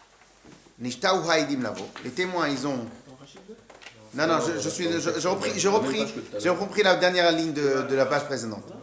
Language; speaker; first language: French; native; French